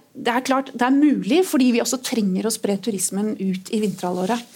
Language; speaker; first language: Norwegian; native; Norwegian